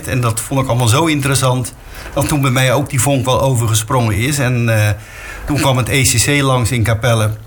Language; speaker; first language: Dutch; native; Dutch